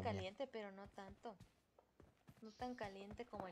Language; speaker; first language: Spanish; native; Spanish